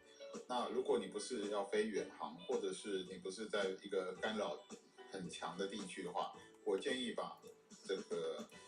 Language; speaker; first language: Chinese; native; Chinese